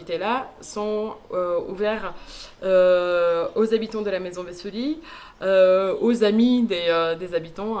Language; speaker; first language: French; native; French